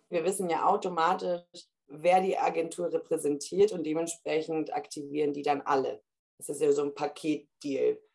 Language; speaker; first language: German; early bilingual, heritage; German